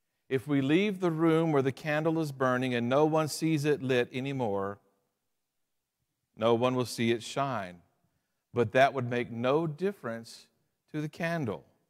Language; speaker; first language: English; native; English